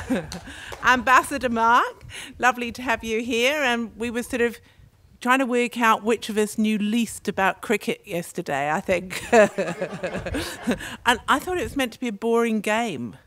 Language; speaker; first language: English; native; English